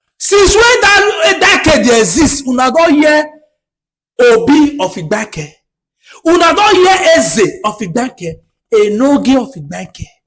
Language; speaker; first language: Nigerian Pidgin; non-native, local second language; Bini